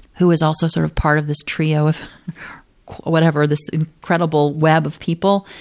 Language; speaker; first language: English; native; English